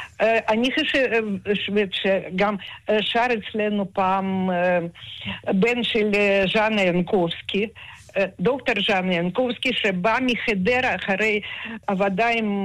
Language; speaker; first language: Hebrew; non-native, fluent; Russian